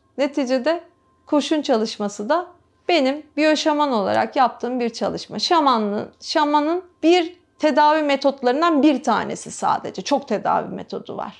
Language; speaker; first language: Turkish; native; Turkish